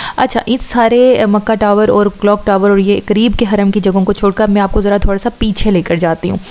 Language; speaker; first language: Urdu; non-native, local second language; Punjabi